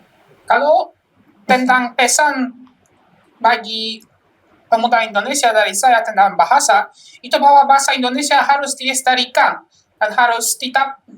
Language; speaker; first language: Indonesian; non-native, fluent; Polish